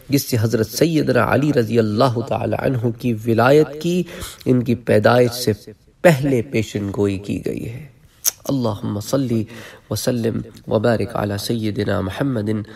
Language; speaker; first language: Urdu; native; Urdu